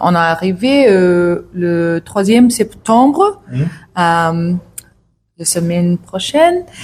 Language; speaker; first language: French; non-native, learner; English